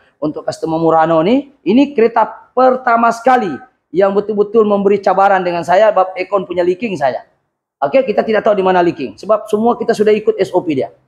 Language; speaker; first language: Malay; native; Malay